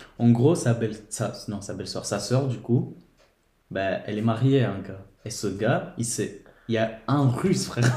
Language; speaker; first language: French; early bilingual, other home language; Portuguese